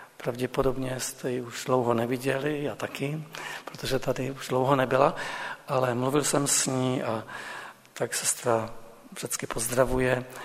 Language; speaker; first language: Czech; native; Czech